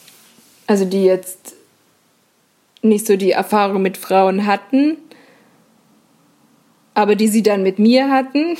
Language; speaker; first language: German; native; German